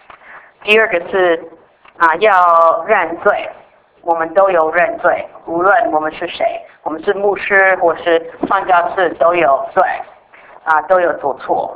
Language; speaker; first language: Chinese; non-native, fluent; English